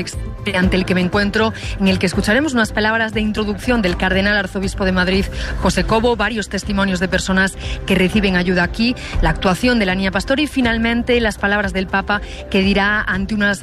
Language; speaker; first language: Spanish; native; Spanish